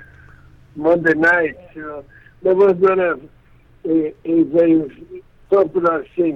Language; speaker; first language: English; non-native, fluent; Portuguese